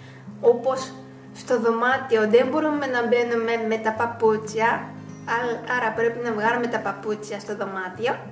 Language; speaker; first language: Greek; non-native, fluent; Japanese